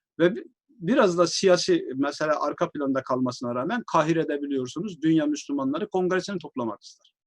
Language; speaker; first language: Turkish; native; Turkish